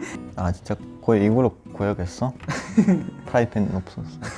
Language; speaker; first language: Korean; non-native, learner; Italian